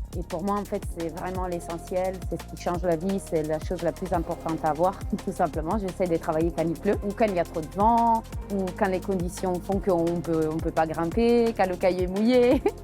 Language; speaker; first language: French; non-native, fluent; Italian